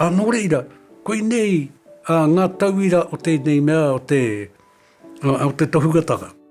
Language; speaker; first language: Māori; native; Māori